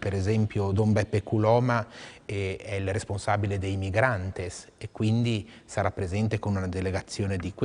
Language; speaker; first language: Italian; native; Italian